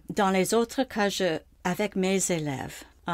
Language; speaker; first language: French; non-native, local second language; English